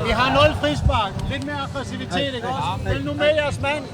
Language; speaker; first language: Danish; native; Danish